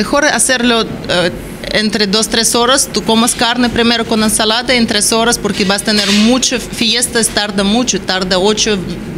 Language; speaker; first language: Spanish; non-native, learner; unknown